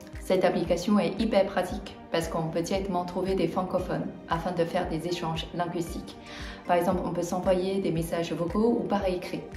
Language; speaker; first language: French; non-native, fluent; Chinese